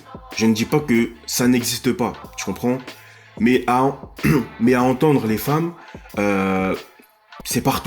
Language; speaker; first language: French; native; French